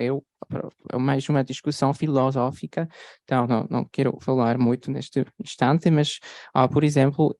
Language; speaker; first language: Portuguese; non-native, fluent; Polish